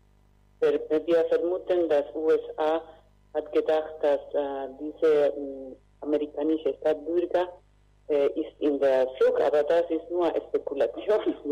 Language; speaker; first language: German; non-native, learner; Spanish